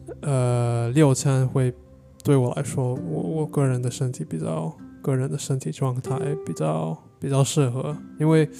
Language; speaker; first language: Chinese; non-native, learner; English